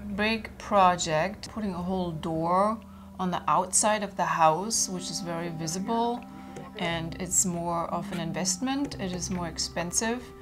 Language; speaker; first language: English; non-native, fluent; German